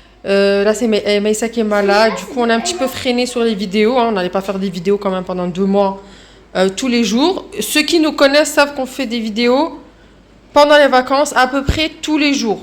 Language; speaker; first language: French; native; French